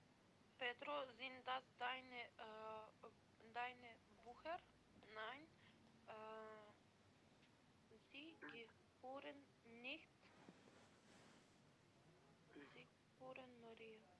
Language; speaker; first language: German; non-native, learner; Macedonian